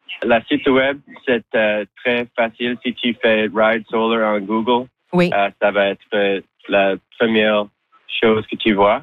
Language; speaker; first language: French; non-native, local second language; English